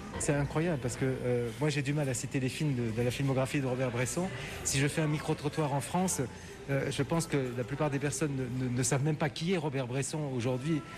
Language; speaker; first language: French; native; French